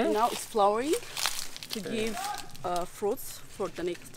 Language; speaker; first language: English; non-native, fluent; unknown